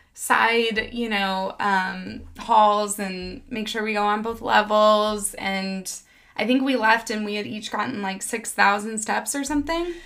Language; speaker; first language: English; native; English